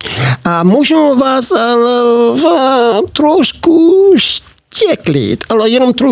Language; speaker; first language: Slovak; non-native, learner; English